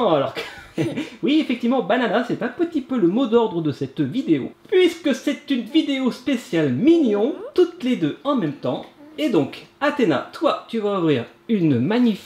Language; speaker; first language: French; native; French